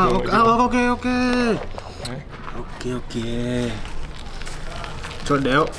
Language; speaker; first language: Vietnamese; non-native, learner; Portuguese